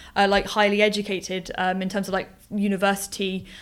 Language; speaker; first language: English; native; English